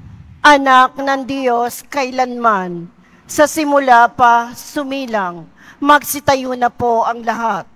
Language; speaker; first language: Filipino; native; Filipino